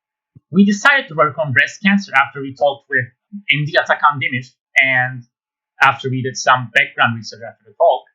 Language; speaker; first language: English; non-native, fluent; Turkish